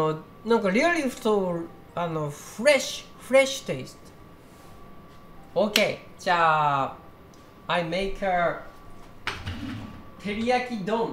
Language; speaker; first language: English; non-native, learner; Japanese